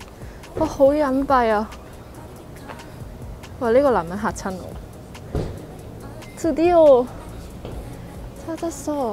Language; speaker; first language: Korean; non-native, learner; Cantonese